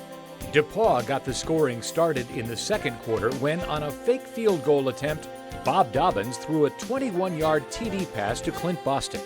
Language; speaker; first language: English; native; English